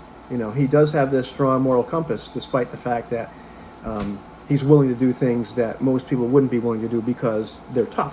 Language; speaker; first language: English; native; English